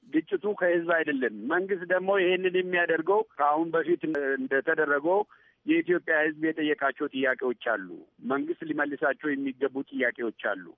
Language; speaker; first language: Amharic; non-native, local second language; Oromo